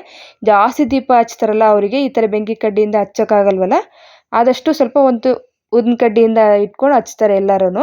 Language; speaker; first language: Kannada; native; Kannada